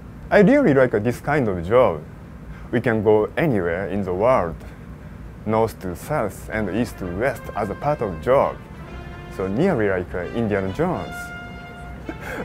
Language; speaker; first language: English; non-native, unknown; Japanese